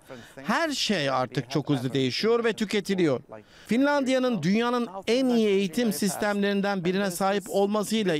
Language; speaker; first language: Turkish; native; Turkish